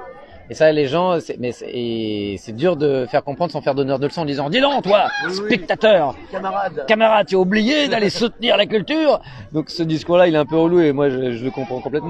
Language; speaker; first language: French; native; French